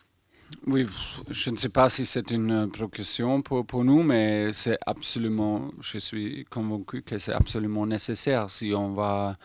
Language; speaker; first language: French; non-native, fluent; German